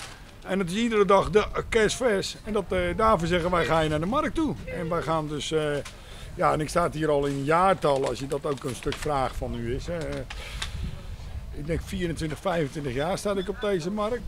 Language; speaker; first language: Dutch; native; Dutch